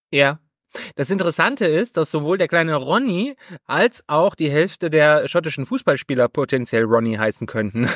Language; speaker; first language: German; native; German